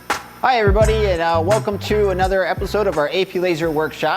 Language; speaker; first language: English; native; English